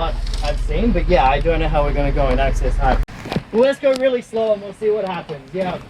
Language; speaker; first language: English; native; English